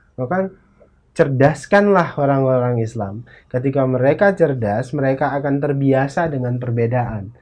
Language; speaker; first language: Indonesian; native; Indonesian